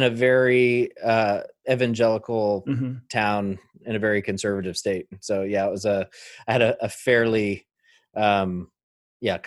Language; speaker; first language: English; native; English